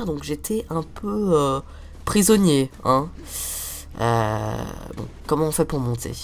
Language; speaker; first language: French; native; French